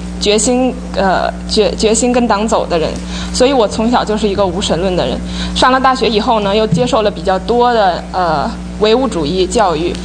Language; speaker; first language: Chinese; native; Chinese